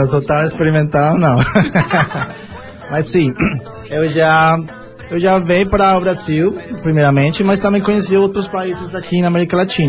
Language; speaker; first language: Portuguese; non-native, fluent; Spanish